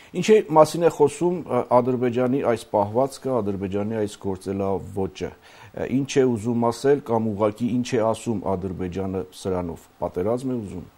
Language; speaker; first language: Armenian; native; Armenian